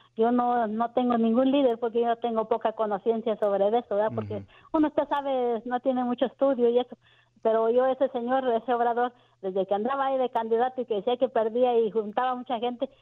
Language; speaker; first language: Spanish; native; Spanish